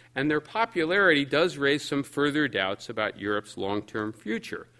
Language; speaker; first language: English; native; English